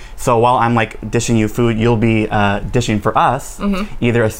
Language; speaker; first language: English; native; English